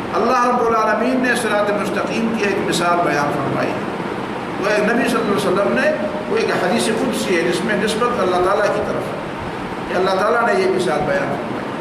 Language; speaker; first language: Urdu; non-native, local second language; Pashto